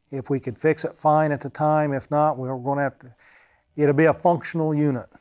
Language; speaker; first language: English; native; English